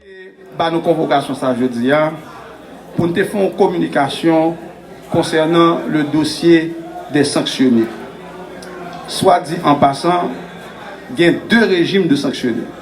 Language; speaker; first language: French; non-native, local second language; Haitian Creole